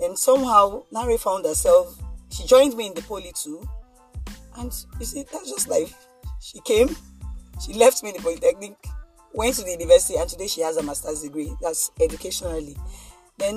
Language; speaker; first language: English; non-native, local second language; Yoruba